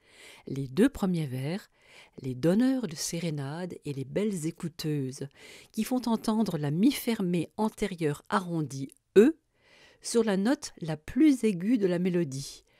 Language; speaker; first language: French; native; French